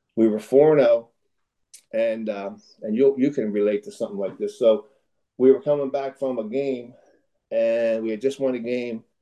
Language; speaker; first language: English; native; English